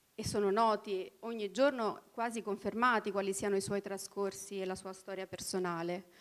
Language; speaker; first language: Italian; early bilingual, other home language; Albanian